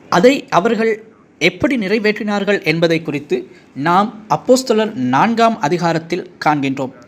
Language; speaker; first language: Tamil; non-native, fluent; English